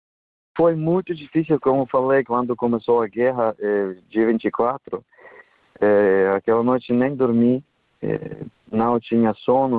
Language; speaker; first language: Portuguese; non-native, fluent; Ukrainian